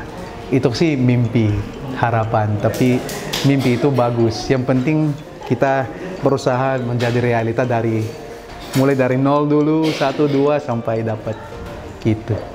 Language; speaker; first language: Indonesian; non-native, fluent; Filipino